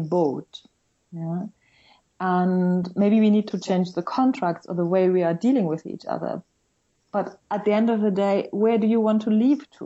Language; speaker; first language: English; non-native, fluent; German